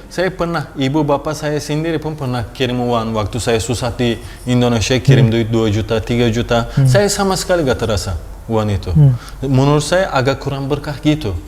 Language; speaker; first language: Indonesian; non-native, fluent; Turkish